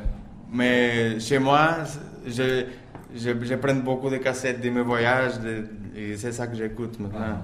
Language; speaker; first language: French; non-native, learner; Portuguese